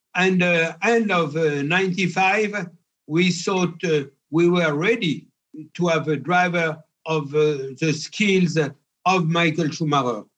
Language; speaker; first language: English; non-native, fluent; French